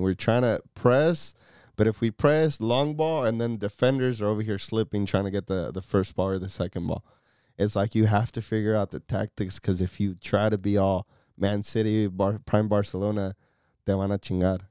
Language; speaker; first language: English; early bilingual, other home language; Spanish